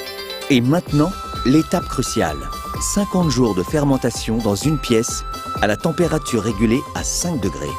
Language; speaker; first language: French; native; French